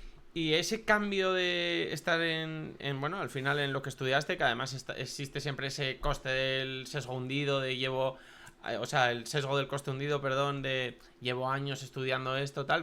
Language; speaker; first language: Spanish; native; Spanish